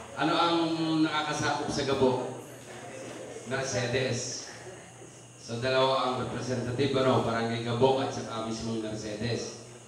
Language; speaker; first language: Filipino; native; Filipino